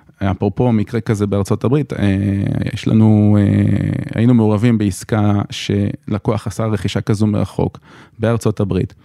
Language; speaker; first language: Hebrew; native; Hebrew